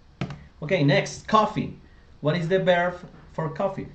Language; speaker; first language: English; non-native, fluent; Spanish